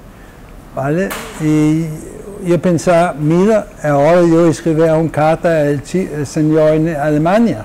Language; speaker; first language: Spanish; non-native, fluent; Danish